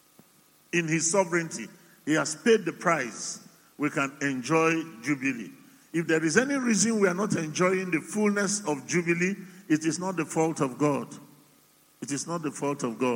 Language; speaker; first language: English; non-native, local second language; Igbo